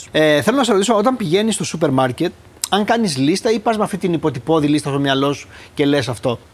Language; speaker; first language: Greek; native; Greek